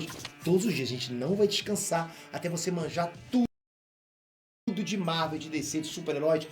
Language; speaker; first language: Portuguese; native; Portuguese